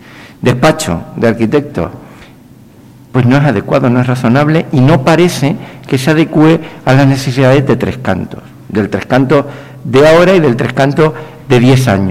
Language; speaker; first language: Spanish; native; Spanish